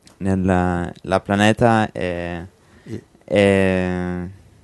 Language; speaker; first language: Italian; early bilingual, heritage; English